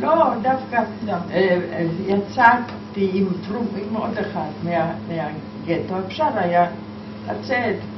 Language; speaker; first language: Hebrew; non-native, fluent; Polish